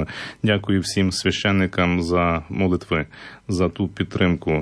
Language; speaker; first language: Slovak; non-native, learner; Ukrainian